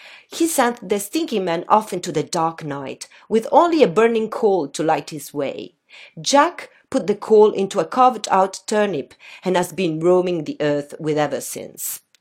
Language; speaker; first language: English; non-native, fluent; Italian